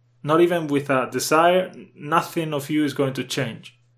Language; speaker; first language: English; non-native, fluent; Spanish